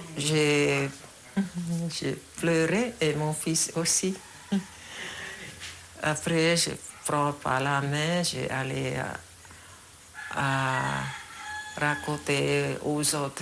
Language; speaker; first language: French; non-native, local second language; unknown